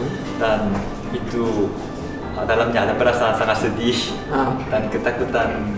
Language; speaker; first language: Indonesian; non-native, fluent; Korean